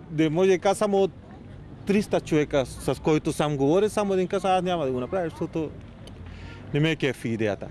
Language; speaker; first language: Bulgarian; non-native, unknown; Spanish